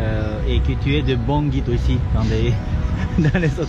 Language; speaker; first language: French; non-native, fluent; Kyrgyz